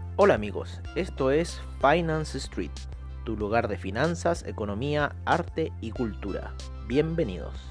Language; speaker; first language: Spanish; native; Spanish